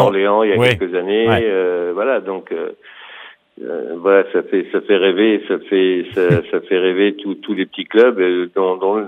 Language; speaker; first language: French; native; French